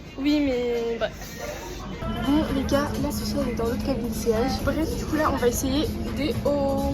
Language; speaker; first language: French; native; French